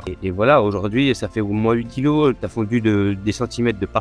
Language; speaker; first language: French; native; French